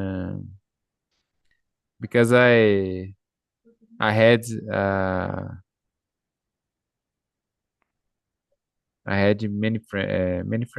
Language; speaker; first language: English; non-native, learner; Portuguese